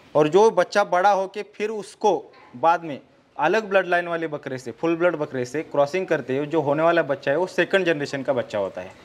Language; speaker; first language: Hindi; non-native, local second language; Marathi